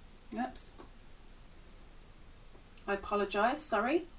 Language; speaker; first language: English; native; English